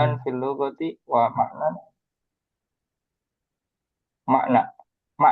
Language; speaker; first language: Arabic; non-native, learner; Indonesian